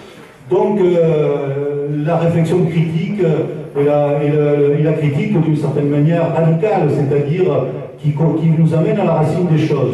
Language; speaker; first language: French; native; French